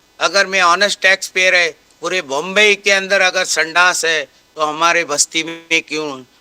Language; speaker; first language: Hindi; non-native, local second language; Marathi